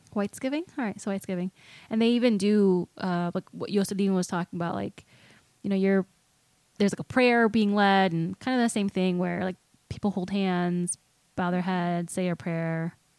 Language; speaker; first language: English; early bilingual, other home language; Spanish